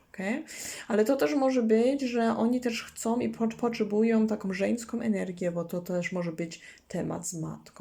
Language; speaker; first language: Polish; non-native, learner; German